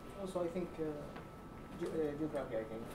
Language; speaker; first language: English; non-native, learner; Arabic